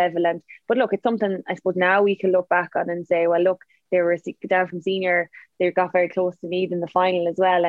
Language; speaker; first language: English; native; English